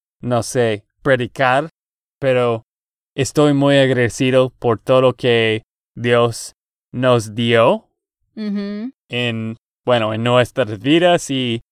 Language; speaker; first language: Spanish; non-native, fluent; English